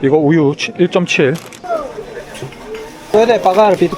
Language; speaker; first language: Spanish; non-native, learner; Korean